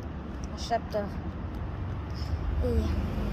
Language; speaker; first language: Romanian; early bilingual, heritage; Romanian